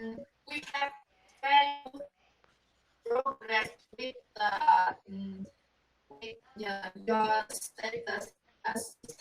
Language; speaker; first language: English; non-native, learner; Vietnamese